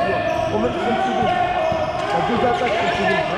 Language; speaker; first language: French; native; French